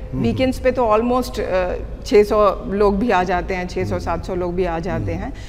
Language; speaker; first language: Hindi; native; Hindi